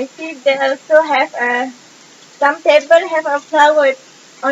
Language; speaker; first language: English; non-native, local second language; Malay